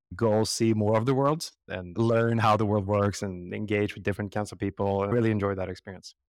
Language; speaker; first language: English; non-native, fluent; Swedish